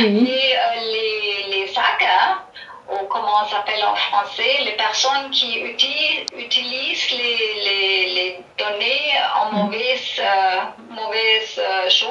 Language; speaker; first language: French; non-native, learner; German